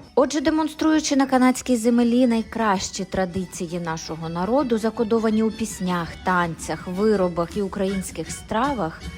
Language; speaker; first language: Ukrainian; native; Ukrainian